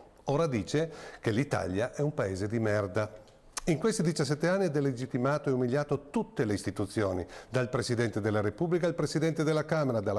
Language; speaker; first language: Italian; native; Italian